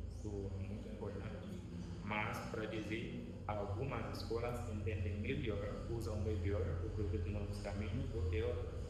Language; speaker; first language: Portuguese; non-native, fluent; Haitian Creole